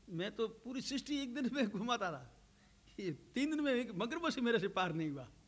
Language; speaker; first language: Hindi; non-native, local second language; Rajasthani